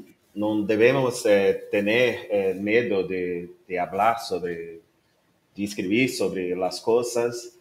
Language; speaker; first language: Spanish; non-native, learner; Portuguese